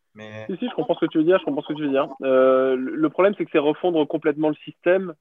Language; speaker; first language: French; native; French